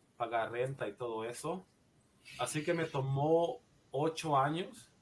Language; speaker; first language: Spanish; native; Spanish